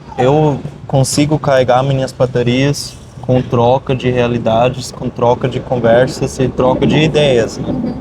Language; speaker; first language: Portuguese; non-native, fluent; German